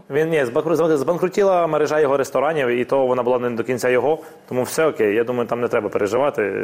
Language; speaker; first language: Ukrainian; non-native, local second language; Russian